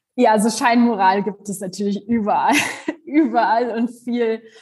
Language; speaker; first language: German; native; German